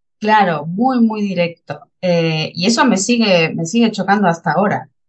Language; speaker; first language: Spanish; native; Spanish